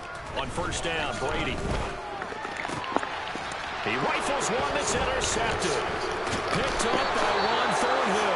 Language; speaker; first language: English; native; English